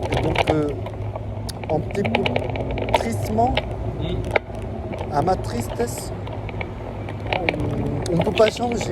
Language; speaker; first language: French; non-native, fluent; Korean